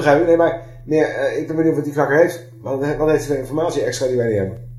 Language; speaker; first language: Dutch; native; Dutch